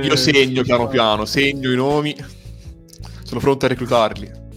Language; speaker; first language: Italian; native; Italian